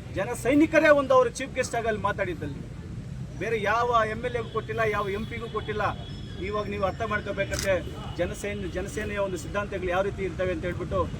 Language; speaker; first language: Kannada; non-native, local second language; Telugu